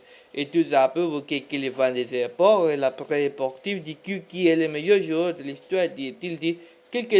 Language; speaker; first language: French; non-native, learner; Spanish